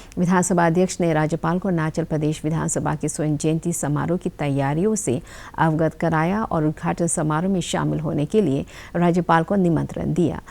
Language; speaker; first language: Hindi; non-native, local second language; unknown